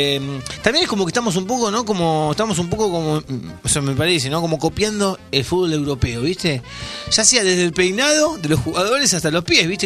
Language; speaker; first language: Spanish; native; Spanish